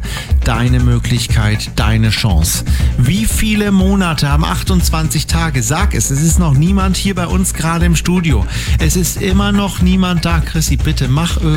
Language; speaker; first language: German; native; German